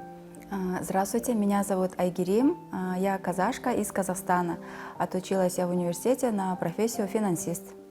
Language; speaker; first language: Russian; non-native, local second language; Kazakh